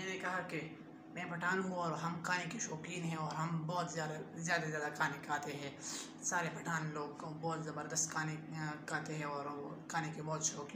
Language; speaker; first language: Hindi; non-native, local second language; Pashto